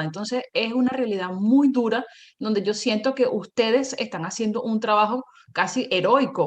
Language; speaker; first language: Spanish; native; Spanish